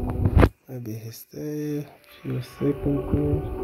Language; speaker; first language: English; non-native, learner; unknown